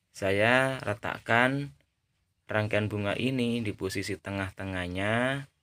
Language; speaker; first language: Indonesian; non-native, local second language; Javanese